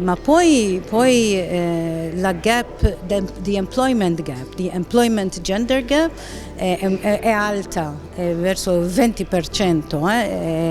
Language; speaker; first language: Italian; non-native, fluent; Maltese